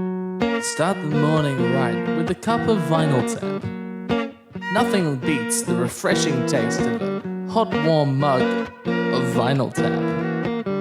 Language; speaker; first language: English; native; English